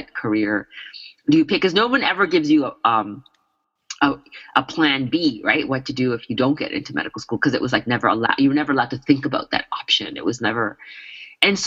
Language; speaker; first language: English; native; English